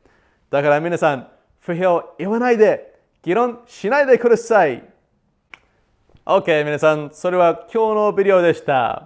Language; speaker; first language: Japanese; non-native, learner; English